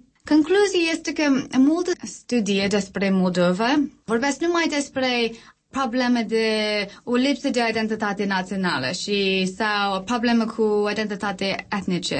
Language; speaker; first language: Romanian; non-native, learner; English